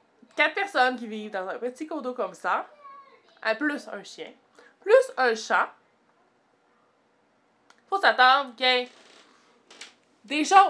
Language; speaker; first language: French; native; French